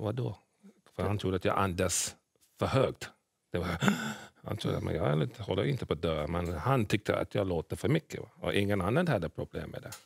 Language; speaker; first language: Swedish; early bilingual, other home language; English